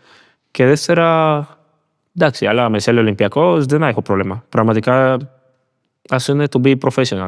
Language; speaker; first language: Greek; non-native, learner; Spanish